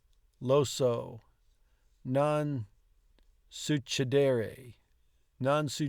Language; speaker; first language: Italian; non-native, learner; English